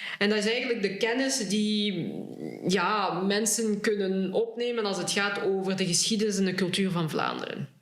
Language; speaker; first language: Dutch; early bilingual, other home language; Lingala